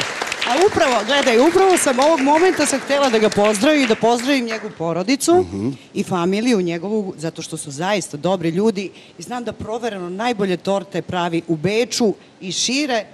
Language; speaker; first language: Serbian; native; Serbian